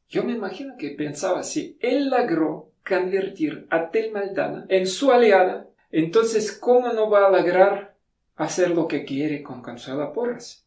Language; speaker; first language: Spanish; non-native, fluent; Russian